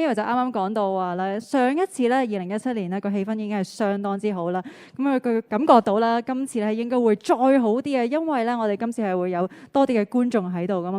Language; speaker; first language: Cantonese; native; Cantonese